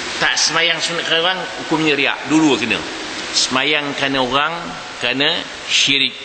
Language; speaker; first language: Malay; native; Malay